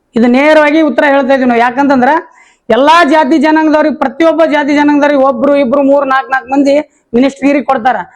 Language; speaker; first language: Kannada; non-native, local second language; Lambadi